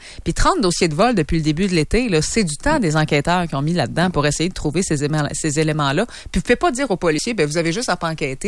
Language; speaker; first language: French; native; French